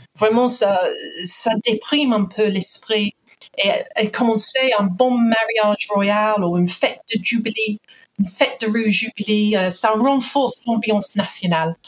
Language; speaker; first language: French; non-native, fluent; English